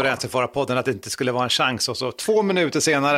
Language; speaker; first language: Swedish; native; Swedish